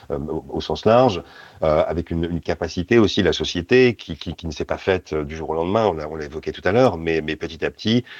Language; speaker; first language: French; native; French